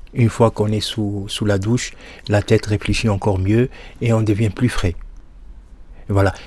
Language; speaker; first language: French; non-native, local second language; Arabic